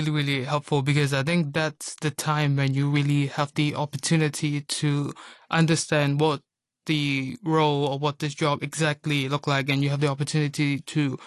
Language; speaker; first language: English; non-native, local second language; Urdu